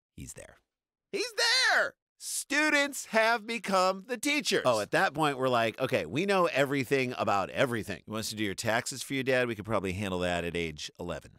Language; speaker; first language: English; native; English